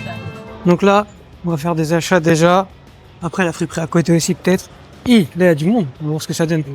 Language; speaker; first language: French; native; French